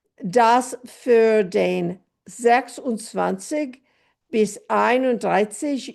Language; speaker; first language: German; non-native, fluent; English